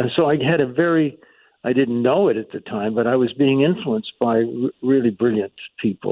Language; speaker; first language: English; native; English